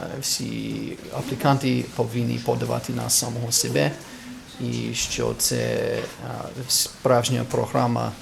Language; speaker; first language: Ukrainian; non-native, fluent; English